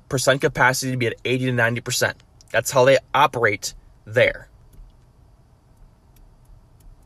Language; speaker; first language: English; native; English